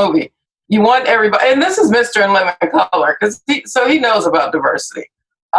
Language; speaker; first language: English; native; English